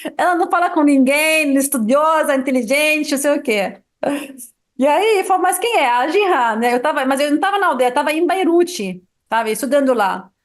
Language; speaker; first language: Portuguese; non-native, fluent; Arabic